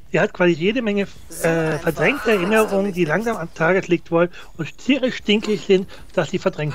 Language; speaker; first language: German; native; German